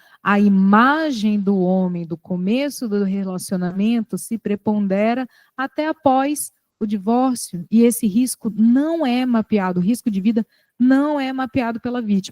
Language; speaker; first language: Portuguese; native; Portuguese